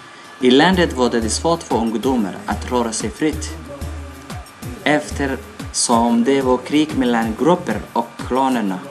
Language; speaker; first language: Swedish; non-native, learner; Somali